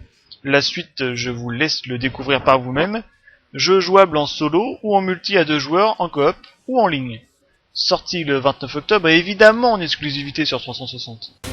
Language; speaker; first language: French; native; French